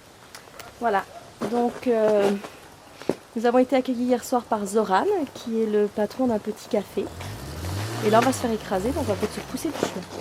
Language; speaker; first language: French; native; French